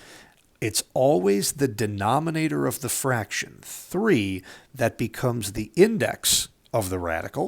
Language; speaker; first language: English; native; English